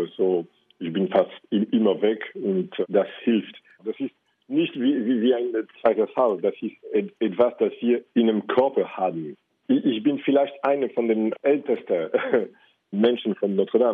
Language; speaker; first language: German; non-native, fluent; French